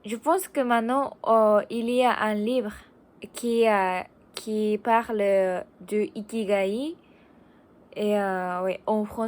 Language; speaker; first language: French; non-native, learner; Japanese